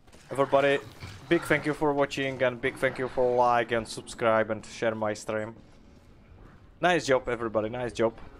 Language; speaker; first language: English; non-native, learner; Czech